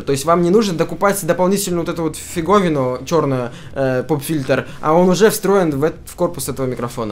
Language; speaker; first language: Russian; native; Russian